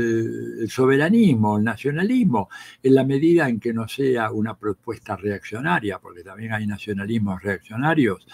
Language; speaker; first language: Spanish; native; Spanish